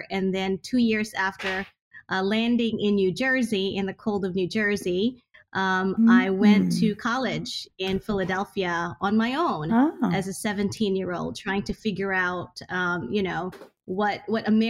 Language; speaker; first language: English; non-native, local second language; Hiligaynon